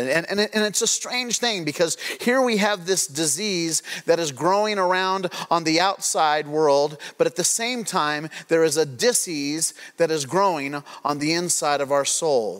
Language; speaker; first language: English; native; English